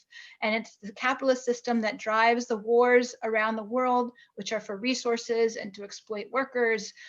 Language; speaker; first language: English; native; English